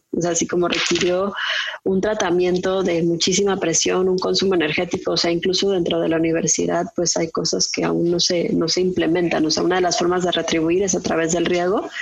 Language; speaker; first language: Spanish; native; Spanish